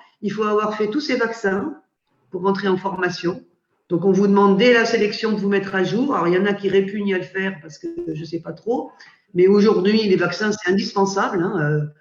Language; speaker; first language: French; native; French